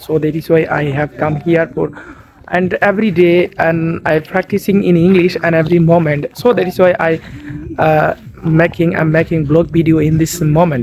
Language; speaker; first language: English; non-native, learner; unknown